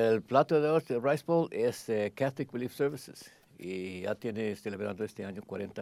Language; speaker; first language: Spanish; early bilingual, heritage; Spanish